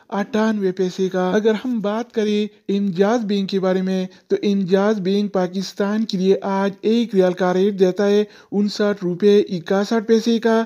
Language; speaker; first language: Urdu; non-native, local second language; Pashto